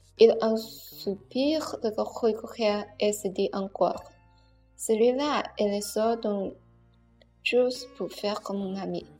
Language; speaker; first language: French; non-native, learner; Chinese